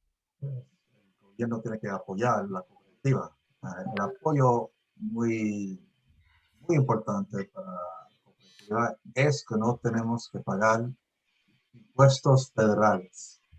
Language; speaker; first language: Spanish; early bilingual, heritage; Spanish